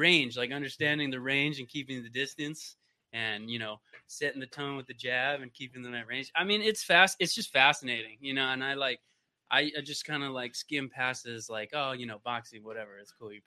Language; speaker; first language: English; native; English